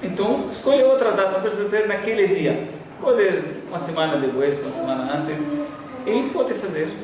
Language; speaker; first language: Portuguese; non-native, fluent; Arabic